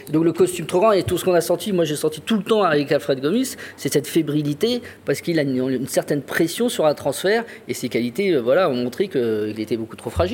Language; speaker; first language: French; native; French